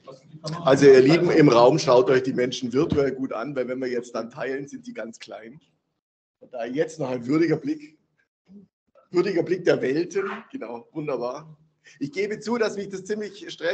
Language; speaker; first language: German; native; German